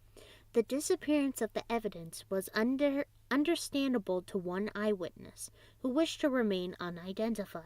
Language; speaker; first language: English; native; English